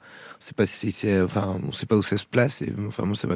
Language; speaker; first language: French; native; French